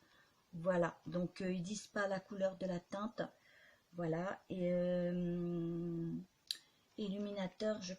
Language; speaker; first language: French; native; French